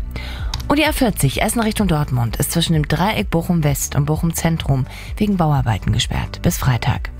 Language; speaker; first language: German; native; German